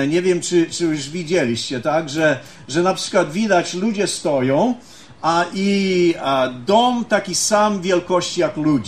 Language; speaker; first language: Polish; early bilingual, heritage; Polish